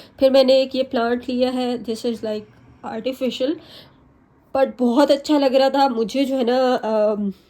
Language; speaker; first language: Urdu; native; Urdu